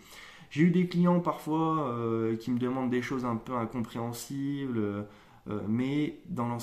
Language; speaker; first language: French; native; French